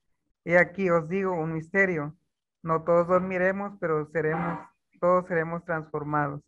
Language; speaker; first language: Spanish; native; Spanish